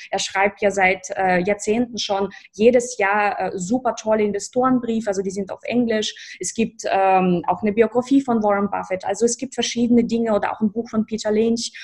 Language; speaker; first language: German; early bilingual, other home language; Russian